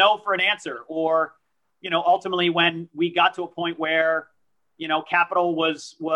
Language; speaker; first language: English; early bilingual, other home language; French